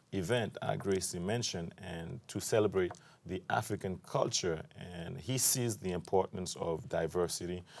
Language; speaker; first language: English; non-native, fluent; French